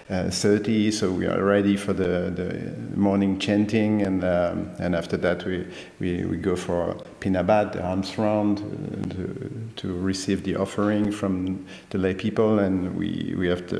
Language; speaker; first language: English; non-native, fluent; French